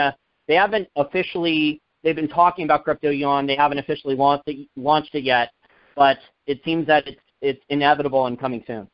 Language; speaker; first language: English; native; English